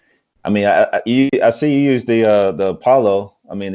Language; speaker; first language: English; native; English